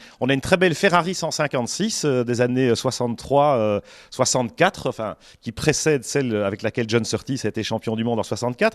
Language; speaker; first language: French; native; French